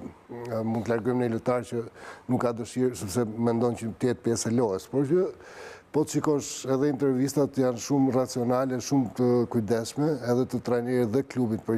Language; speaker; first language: Albanian; native; Albanian